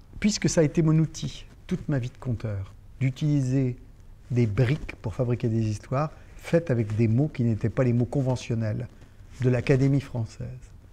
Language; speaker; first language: French; non-native, local second language; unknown